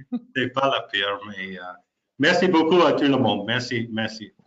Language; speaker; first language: French; non-native, learner; English